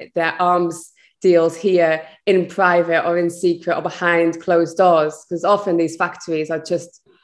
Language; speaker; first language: English; native; English